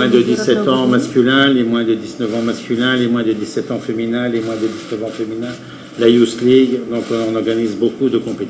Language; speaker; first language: French; native; French